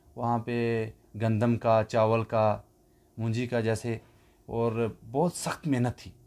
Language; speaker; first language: Urdu; non-native, local second language; Punjabi